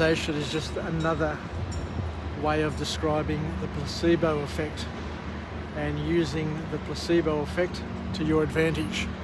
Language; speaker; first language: English; native; English